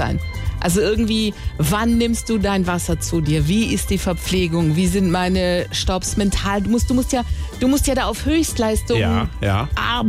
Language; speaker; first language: German; native; German